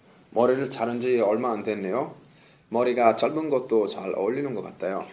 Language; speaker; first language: Korean; non-native, fluent; Italian